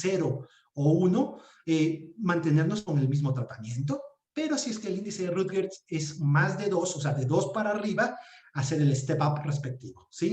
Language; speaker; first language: Spanish; native; Spanish